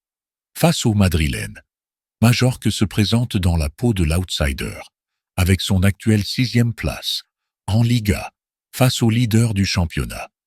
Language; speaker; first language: French; native; French